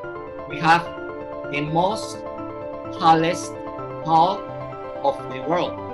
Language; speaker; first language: English; non-native, fluent; Spanish